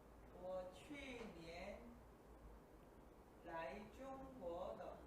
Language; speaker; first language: Chinese; non-native, learner; Korean